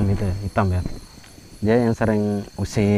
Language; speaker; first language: Indonesian; native; Indonesian